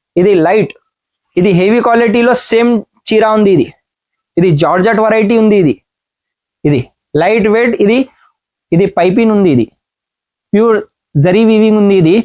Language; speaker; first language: Telugu; non-native, learner; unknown